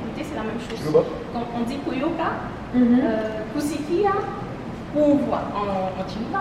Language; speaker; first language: French; non-native, local second language; Lingala